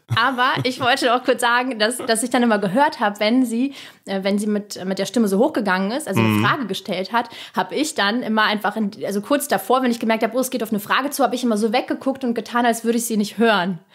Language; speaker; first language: German; early bilingual, other home language; Russian